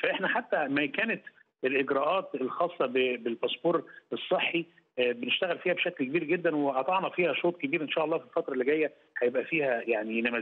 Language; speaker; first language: Arabic; native; Arabic